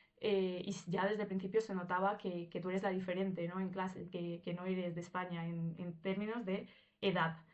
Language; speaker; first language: Spanish; early bilingual, other home language; Russian